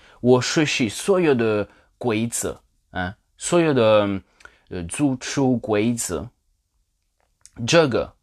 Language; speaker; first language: Chinese; non-native, learner; Polish